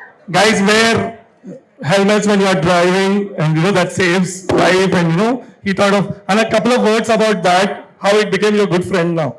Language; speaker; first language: English; non-native, local second language; Telugu